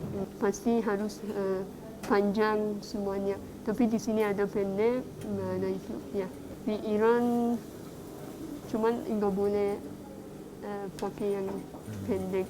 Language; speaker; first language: Indonesian; non-native, fluent; Persian